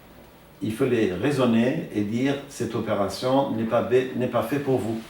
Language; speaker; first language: French; non-native, fluent; Persian